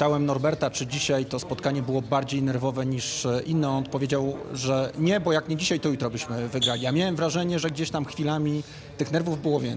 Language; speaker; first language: Polish; native; Polish